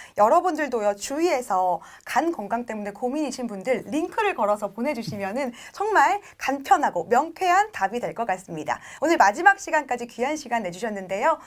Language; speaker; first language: Korean; native; Korean